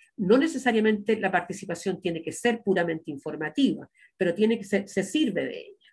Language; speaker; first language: Spanish; native; Spanish